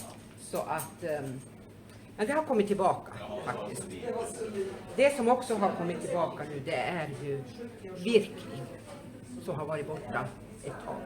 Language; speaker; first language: Swedish; native; Swedish